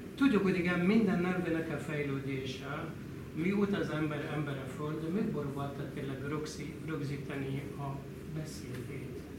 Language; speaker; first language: Hungarian; non-native, fluent; Arabic